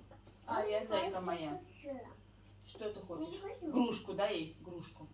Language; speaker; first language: Russian; native; Russian